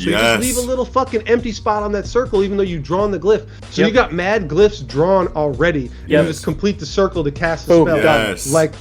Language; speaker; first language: English; native; English